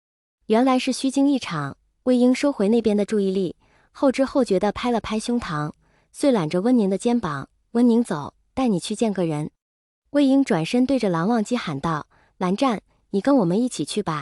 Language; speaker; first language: Chinese; native; Chinese